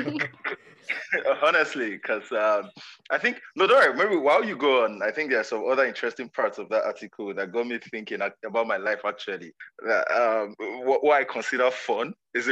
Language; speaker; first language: English; non-native, local second language; Yoruba